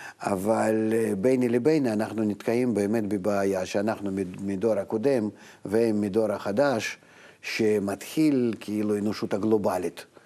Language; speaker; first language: Hebrew; non-native, fluent; Russian